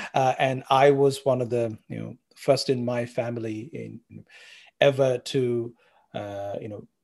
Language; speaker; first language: English; non-native, local second language; Sinhala